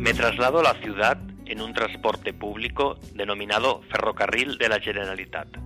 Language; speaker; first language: Spanish; native; Spanish